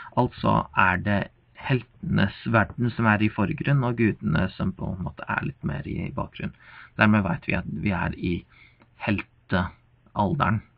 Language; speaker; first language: Norwegian; non-native, fluent; English